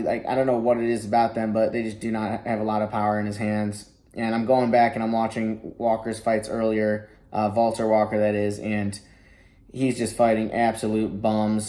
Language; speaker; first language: English; native; English